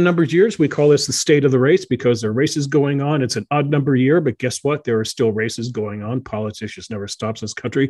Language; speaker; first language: English; native; English